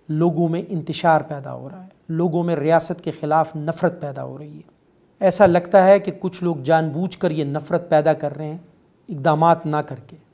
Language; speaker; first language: Urdu; non-native, local second language; Pashto